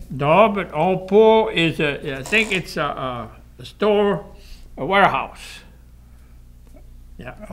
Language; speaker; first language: French; early bilingual, heritage; French